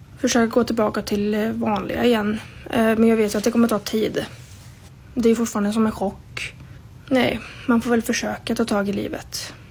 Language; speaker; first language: Swedish; native; Swedish